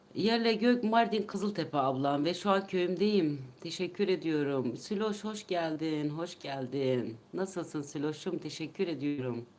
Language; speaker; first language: Turkish; non-native, local second language; Kurdish